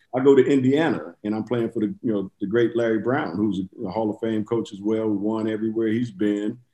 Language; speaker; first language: English; native; English